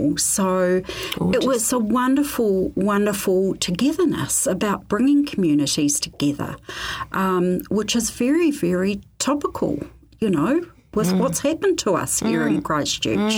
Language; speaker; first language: English; native; English